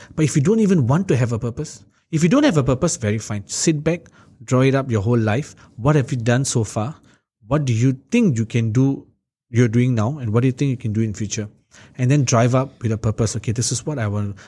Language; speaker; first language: English; native; English